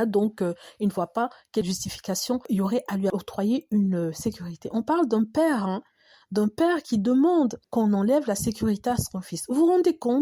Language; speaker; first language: French; native; French